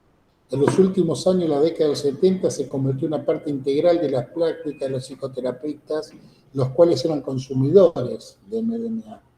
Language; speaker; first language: Spanish; native; Spanish